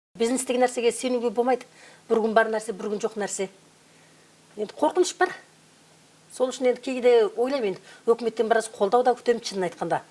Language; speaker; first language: Kazakh; early bilingual, heritage; Kazakh